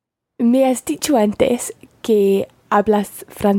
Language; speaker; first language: Spanish; non-native, learner; English